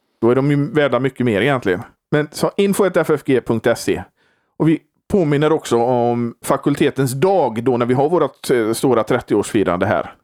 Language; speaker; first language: Swedish; native; Swedish